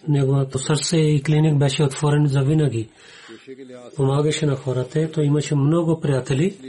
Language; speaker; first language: Bulgarian; non-native, learner; Urdu